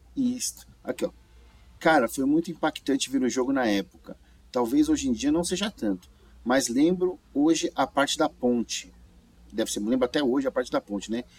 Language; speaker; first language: Portuguese; native; Portuguese